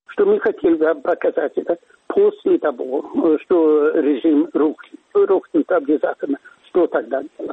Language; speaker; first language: Russian; non-native, fluent; Swedish